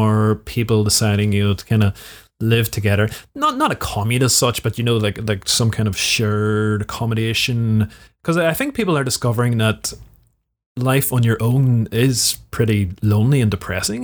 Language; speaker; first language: English; native; English